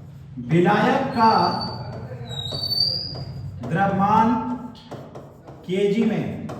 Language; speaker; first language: Hindi; native; Hindi